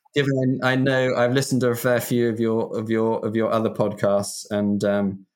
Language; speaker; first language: English; native; English